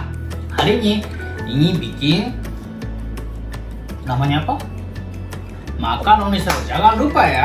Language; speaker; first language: Indonesian; non-native, learner; Japanese